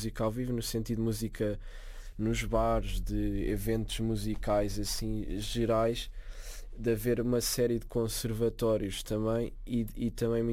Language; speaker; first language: Portuguese; native; Portuguese